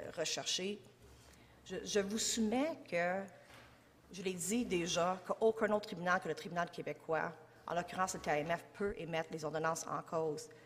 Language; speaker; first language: French; native; French